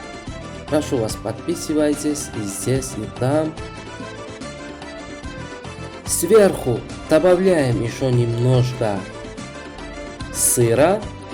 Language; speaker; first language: Russian; non-native, fluent; Georgian